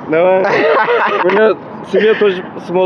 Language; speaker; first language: Russian; non-native, learner; Uzbek